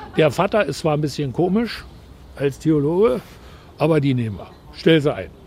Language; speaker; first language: German; native; German